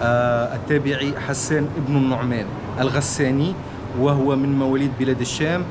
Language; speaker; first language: Arabic; native; Arabic